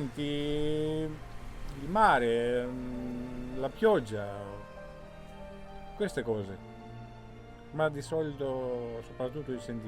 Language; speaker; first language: Italian; non-native, fluent; Greek